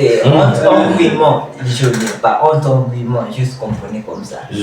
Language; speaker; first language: French; non-native, learner; Kamba